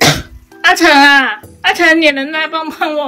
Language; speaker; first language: Chinese; native; Chinese